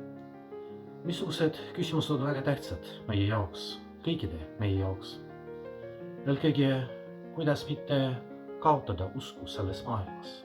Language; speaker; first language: Estonian; non-native, fluent; Russian